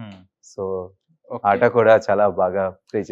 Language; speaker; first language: Telugu; non-native, local second language; Hindi